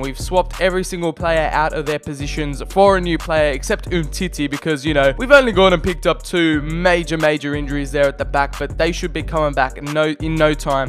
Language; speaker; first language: English; native; English